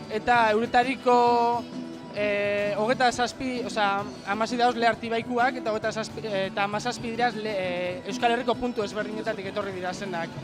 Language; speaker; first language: Basque; native; Basque